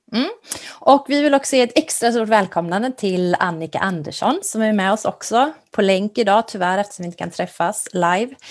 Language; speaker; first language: Swedish; native; Swedish